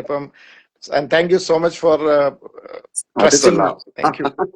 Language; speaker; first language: Malayalam; native; Malayalam